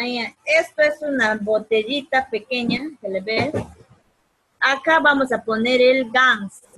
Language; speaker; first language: Spanish; native; Spanish